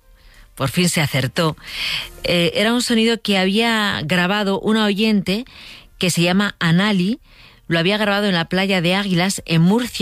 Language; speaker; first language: Spanish; native; Spanish